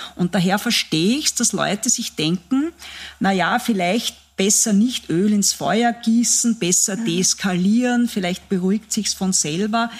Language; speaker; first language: German; native; German